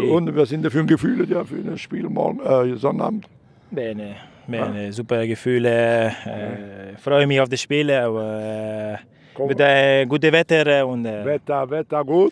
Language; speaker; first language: German; non-native, learner; Italian